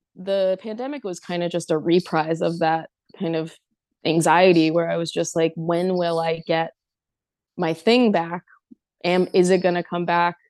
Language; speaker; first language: English; native; English